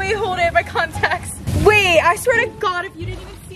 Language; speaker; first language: English; native; English